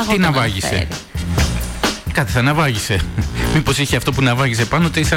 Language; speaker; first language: Greek; native; Greek